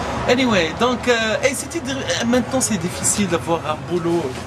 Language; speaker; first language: French; non-native, local second language; Arabic